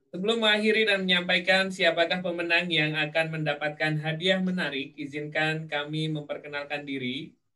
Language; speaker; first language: Indonesian; native; Indonesian